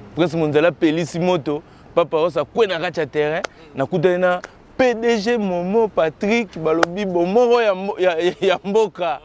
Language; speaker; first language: Lingala; native; Lingala